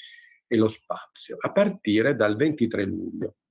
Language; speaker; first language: Italian; native; Italian